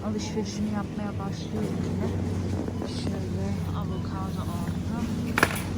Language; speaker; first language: Turkish; early bilingual, heritage; Turkish